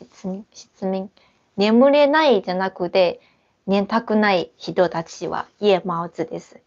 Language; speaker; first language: Japanese; non-native, fluent; Chinese